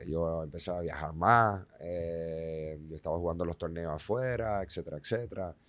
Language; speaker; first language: Spanish; non-native, fluent; Dutch